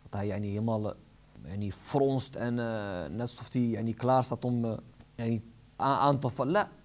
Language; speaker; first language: Dutch; early bilingual, other home language; Arabic